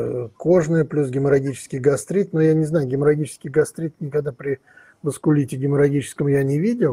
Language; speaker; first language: Russian; native; Russian